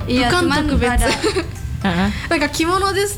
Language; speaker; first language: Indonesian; non-native, learner; Japanese